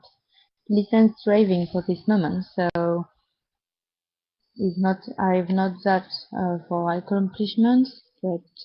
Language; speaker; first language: English; non-native, learner; French